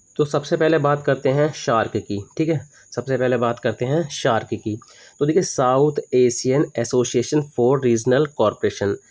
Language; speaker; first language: Hindi; native; Hindi